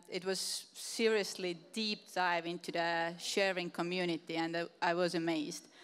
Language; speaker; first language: English; non-native, fluent; Estonian